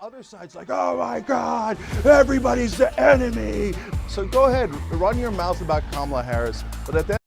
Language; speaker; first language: English; native; English